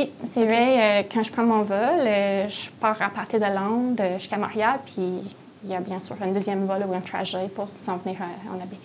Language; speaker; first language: French; non-native, fluent; English